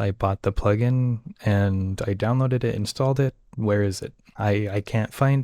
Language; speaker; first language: English; native; English